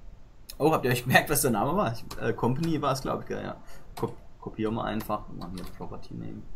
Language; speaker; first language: German; native; German